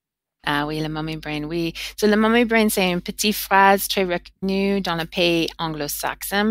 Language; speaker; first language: French; non-native, learner; English